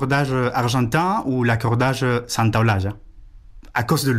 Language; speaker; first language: French; non-native, fluent; Spanish